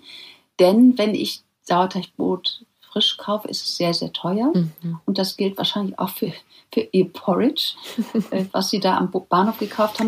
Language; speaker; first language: German; native; German